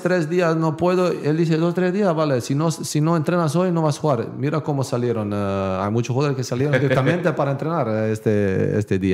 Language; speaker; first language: Spanish; non-native, learner; Bosnian